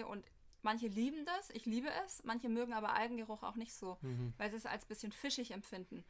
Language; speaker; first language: German; native; German